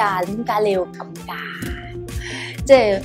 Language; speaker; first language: Cantonese; native; Cantonese